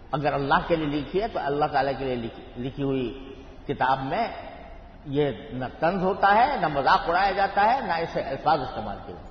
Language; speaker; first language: Urdu; native; Urdu